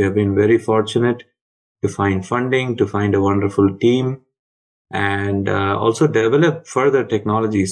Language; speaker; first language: English; non-native, local second language; Tamil